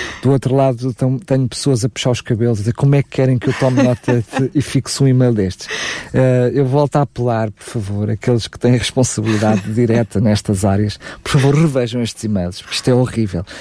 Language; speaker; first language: Portuguese; native; Portuguese